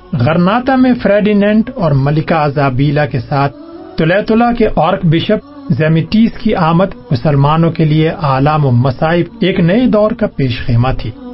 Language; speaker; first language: Urdu; native; Urdu